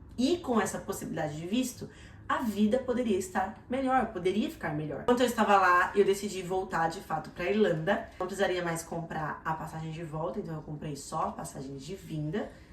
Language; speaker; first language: Portuguese; native; Portuguese